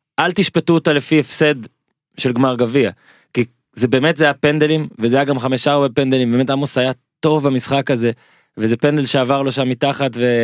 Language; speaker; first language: Hebrew; native; Hebrew